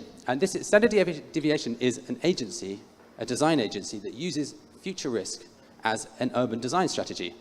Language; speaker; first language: English; native; English